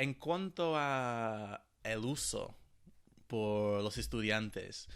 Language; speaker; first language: Spanish; non-native, fluent; English